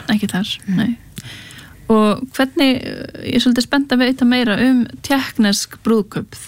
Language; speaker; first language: Icelandic; native; Icelandic